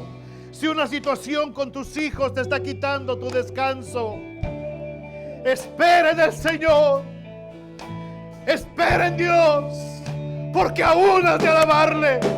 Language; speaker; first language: Spanish; native; Spanish